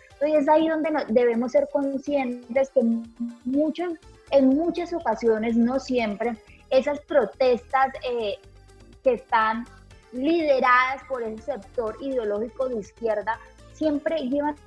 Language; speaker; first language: Spanish; native; Spanish